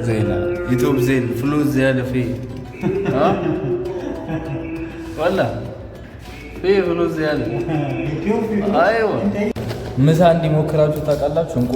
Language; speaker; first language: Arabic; non-native, learner; Amharic